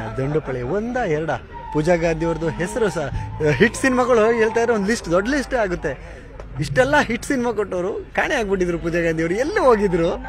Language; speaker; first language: Kannada; native; Kannada